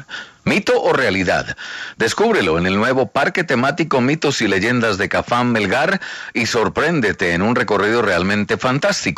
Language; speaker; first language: Spanish; native; Spanish